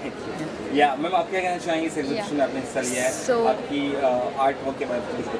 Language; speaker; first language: Hindi; native; Hindi